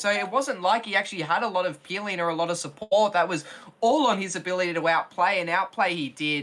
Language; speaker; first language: English; native; English